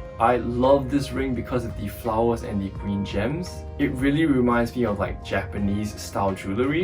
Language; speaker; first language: English; native; English